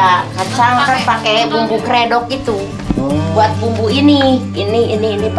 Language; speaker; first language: Indonesian; non-native, local second language; Sundanese